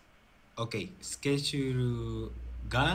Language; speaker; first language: Japanese; non-native, learner; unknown